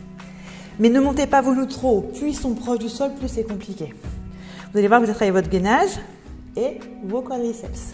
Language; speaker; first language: French; native; French